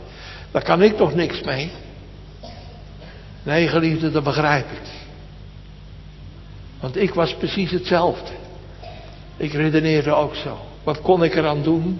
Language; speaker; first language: Dutch; native; Dutch